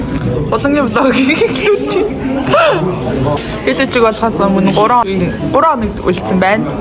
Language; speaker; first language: Mongolian; native; Mongolian